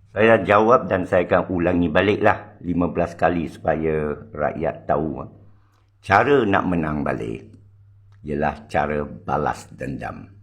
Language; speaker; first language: Malay; non-native, local second language; Chinese